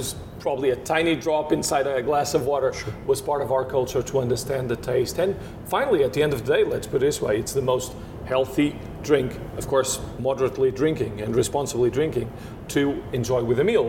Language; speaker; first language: English; non-native, fluent; Portuguese